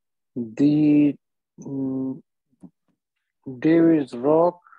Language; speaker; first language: English; non-native, learner; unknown